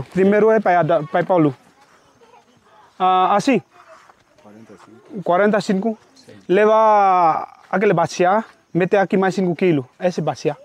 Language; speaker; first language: Portuguese; non-native, learner; Vietnamese